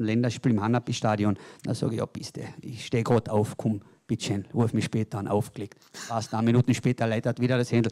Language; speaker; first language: German; native; German